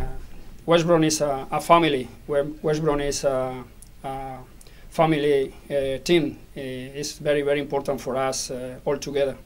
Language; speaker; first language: English; non-native, learner; Spanish